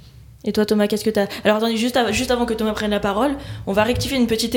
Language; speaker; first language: French; native; French